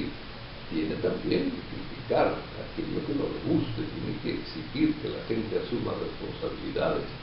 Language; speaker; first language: Spanish; native; Spanish